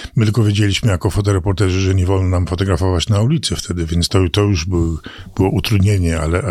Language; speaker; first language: Polish; early bilingual, other home language; English